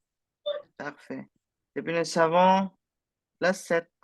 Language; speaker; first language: French; non-native, fluent; Spanish